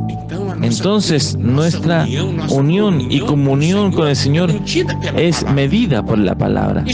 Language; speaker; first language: Spanish; non-native, fluent; Portuguese